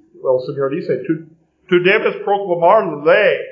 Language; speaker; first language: Spanish; non-native, learner; English